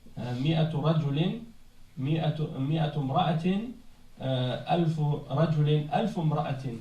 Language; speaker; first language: Arabic; non-native, fluent; French